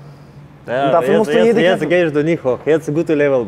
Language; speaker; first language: German; non-native, learner; Russian